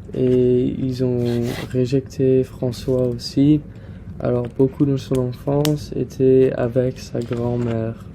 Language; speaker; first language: French; non-native, learner; English